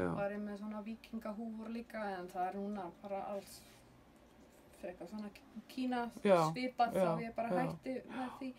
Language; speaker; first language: Icelandic; non-native, learner; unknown